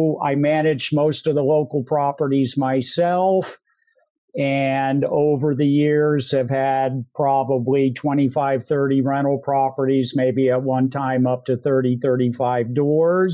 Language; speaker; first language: English; native; English